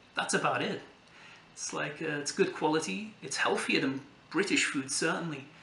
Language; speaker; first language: English; native; English